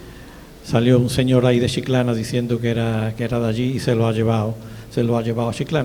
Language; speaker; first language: Spanish; native; Spanish